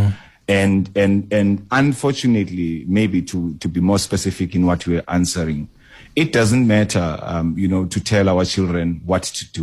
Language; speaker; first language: English; non-native, local second language; Xhosa